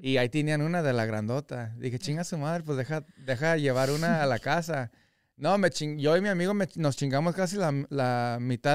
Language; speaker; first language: Spanish; early bilingual, heritage; Spanish